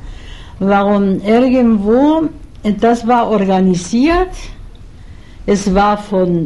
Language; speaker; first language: German; non-native, fluent; Spanish